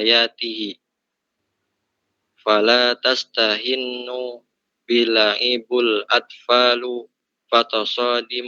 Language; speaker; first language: Arabic; non-native, learner; Indonesian